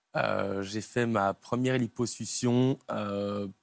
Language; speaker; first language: French; native; French